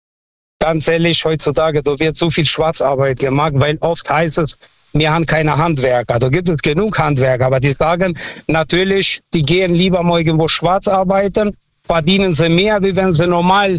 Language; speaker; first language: German; non-native, local second language; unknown